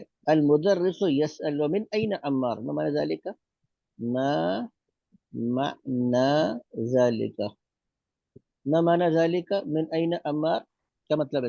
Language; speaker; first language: Arabic; non-native, fluent; Urdu